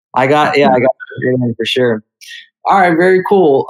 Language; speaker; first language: English; native; English